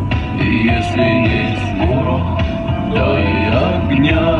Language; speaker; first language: Russian; native; Russian